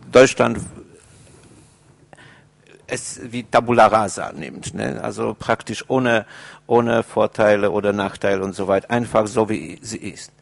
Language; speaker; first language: German; non-native, fluent; Polish